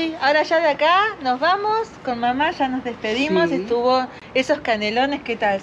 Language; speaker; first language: Spanish; native; Spanish